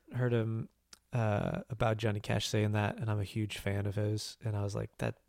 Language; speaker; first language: English; native; English